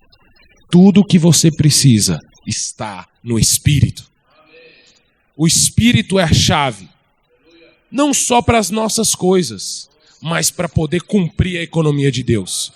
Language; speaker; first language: Portuguese; native; Portuguese